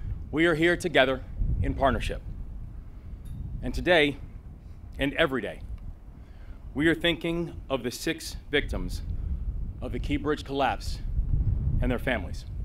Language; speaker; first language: English; native; English